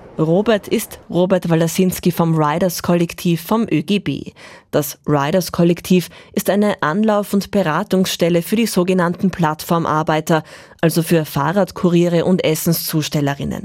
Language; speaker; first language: German; native; German